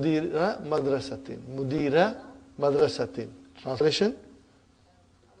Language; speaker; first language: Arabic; non-native, fluent; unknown